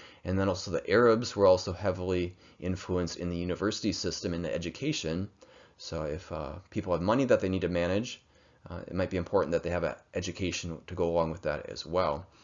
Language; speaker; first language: English; native; English